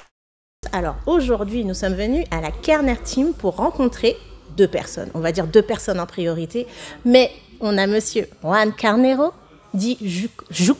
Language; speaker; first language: French; native; French